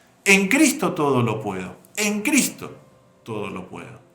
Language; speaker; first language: Spanish; native; Spanish